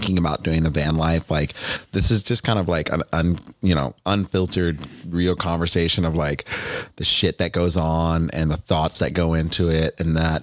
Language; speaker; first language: English; native; English